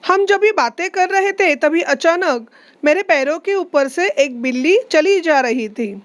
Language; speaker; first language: Hindi; non-native, local second language; Marathi